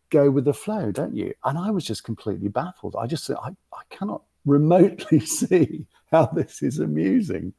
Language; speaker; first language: English; native; English